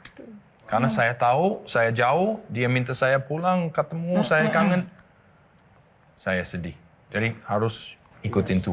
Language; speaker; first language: Indonesian; non-native, learner; English